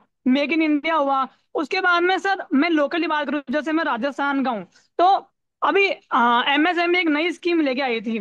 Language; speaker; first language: Hindi; native; Hindi